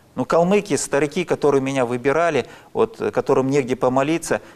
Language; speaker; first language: Russian; native; Russian